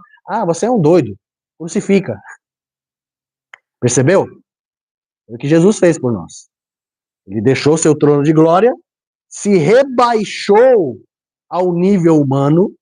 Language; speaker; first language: Portuguese; native; Portuguese